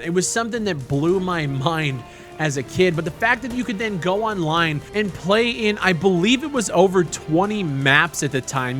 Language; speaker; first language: English; native; English